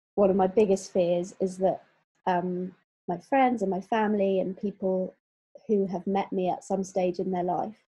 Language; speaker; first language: English; native; English